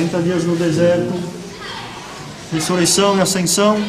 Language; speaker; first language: Portuguese; native; Portuguese